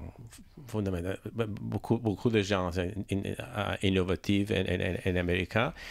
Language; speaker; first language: French; non-native, learner; Italian